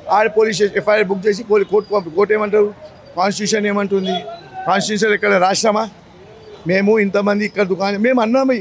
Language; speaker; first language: Telugu; non-native, local second language; Gujarati